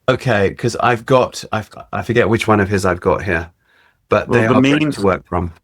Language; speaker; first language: English; native; English